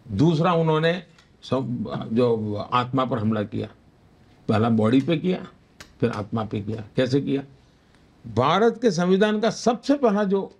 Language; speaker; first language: Hindi; non-native, local second language; Gujarati